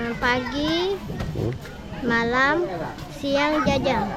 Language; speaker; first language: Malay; non-native, learner; Rohingya